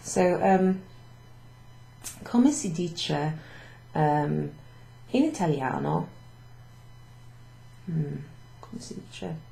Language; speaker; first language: Italian; non-native, fluent; English